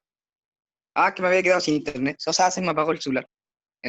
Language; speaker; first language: Spanish; native; Spanish